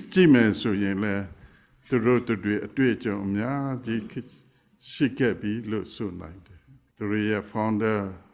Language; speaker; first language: Burmese; non-native, local second language; Pa'o Karen